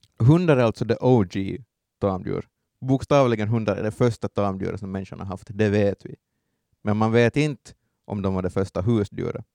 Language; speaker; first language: Swedish; native; Swedish